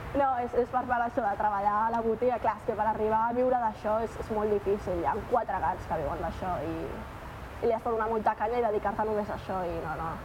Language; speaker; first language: Catalan; native; Catalan